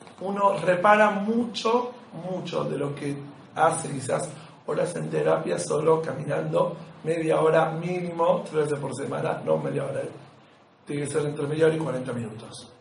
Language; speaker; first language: Spanish; native; Spanish